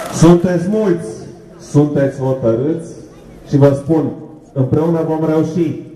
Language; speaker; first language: Romanian; non-native, local second language; German